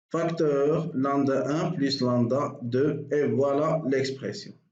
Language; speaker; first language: French; non-native, local second language; Arabic